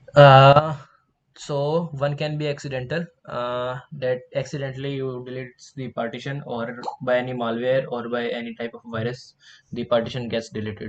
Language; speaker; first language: English; non-native, local second language; Hindi